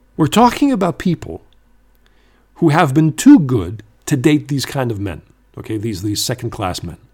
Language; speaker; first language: English; non-native, fluent; German